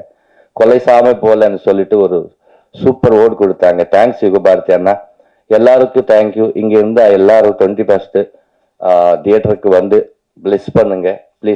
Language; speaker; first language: Tamil; non-native, learner; Telugu